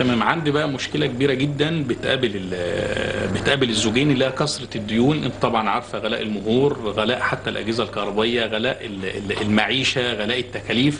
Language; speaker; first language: Arabic; native; Arabic